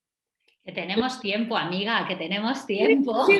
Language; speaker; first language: Spanish; native; Spanish